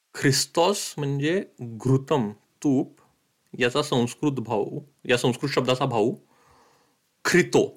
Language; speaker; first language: Marathi; early bilingual, heritage; Marathi